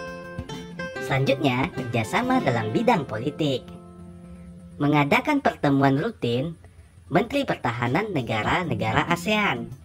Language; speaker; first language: Indonesian; native; Indonesian